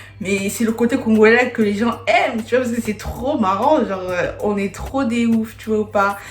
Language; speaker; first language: French; native; French